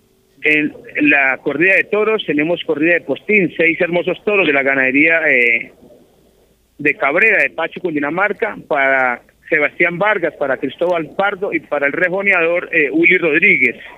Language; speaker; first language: Spanish; native; Spanish